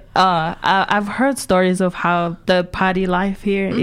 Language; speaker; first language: English; non-native, fluent; Tongan